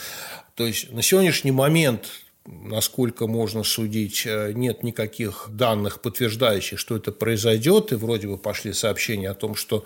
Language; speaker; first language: Russian; native; Russian